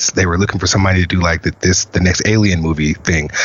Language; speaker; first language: English; native; English